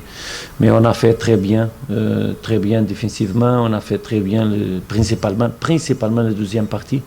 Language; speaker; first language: French; non-native, fluent; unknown